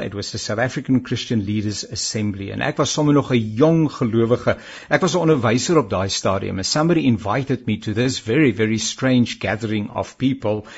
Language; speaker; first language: English; non-native, local second language; Afrikaans